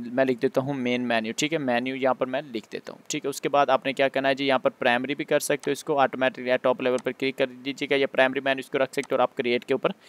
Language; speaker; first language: Urdu; non-native, local second language; Punjabi